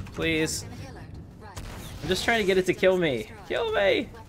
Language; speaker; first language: English; native; English